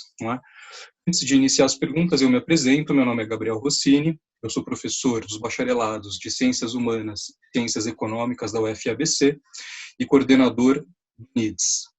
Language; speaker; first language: Portuguese; native; Portuguese